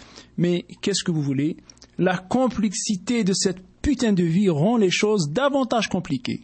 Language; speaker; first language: French; native; French